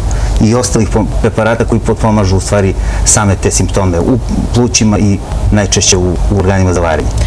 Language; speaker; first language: Serbian; native; Serbian